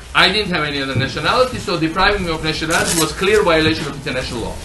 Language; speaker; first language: English; non-native, fluent; Georgian